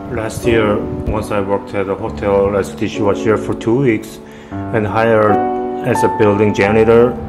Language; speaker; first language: English; non-native, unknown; Korean